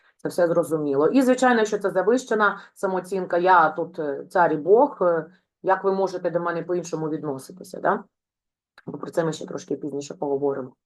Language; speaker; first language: Ukrainian; non-native, local second language; Russian